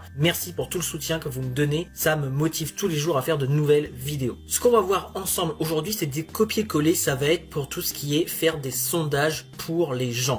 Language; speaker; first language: French; native; French